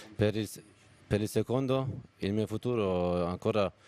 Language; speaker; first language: Italian; non-native, fluent; Turkish